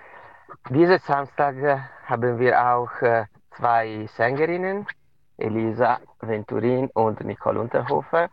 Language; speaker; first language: German; non-native, local second language; Italian